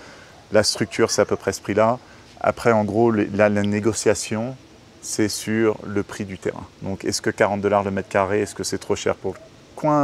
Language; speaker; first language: French; native; French